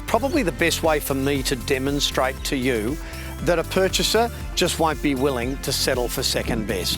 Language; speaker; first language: English; native; English